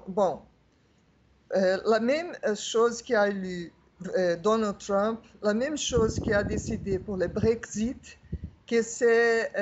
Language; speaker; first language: French; non-native, fluent; Portuguese